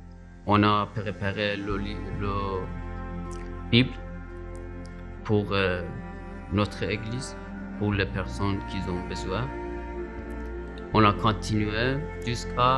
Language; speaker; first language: French; non-native, learner; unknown